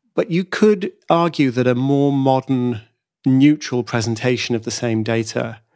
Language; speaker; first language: English; native; English